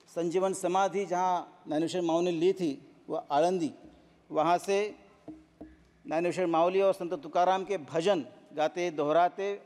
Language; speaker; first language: Hindi; non-native, local second language; Marathi